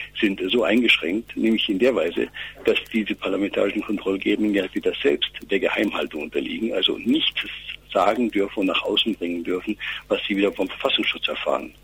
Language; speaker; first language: German; native; German